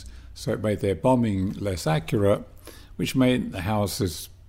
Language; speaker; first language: English; native; English